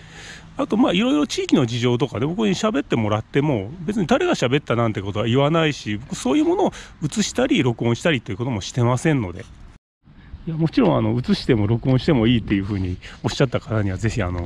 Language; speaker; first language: Japanese; native; Japanese